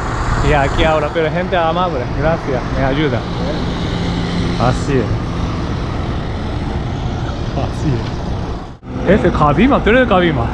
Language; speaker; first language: Spanish; non-native, learner; Japanese